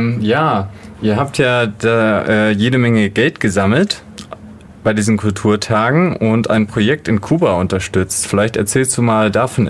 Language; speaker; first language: German; native; German